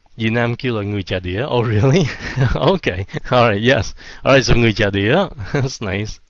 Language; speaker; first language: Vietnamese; early bilingual, heritage; Vietnamese